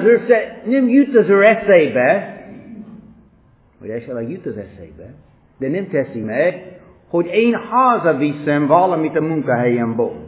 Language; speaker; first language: Hungarian; non-native, fluent; English